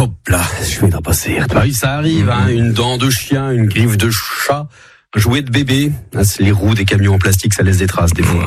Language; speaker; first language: French; native; French